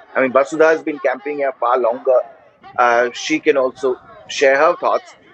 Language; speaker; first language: English; non-native, local second language; Bangla